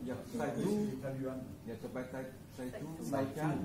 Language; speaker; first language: French; non-native, learner; Khmer